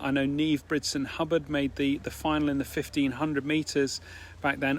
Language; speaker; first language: English; native; English